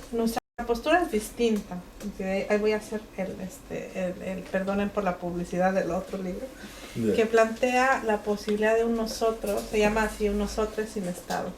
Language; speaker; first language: Spanish; non-native, local second language; Mixtepec Mixtec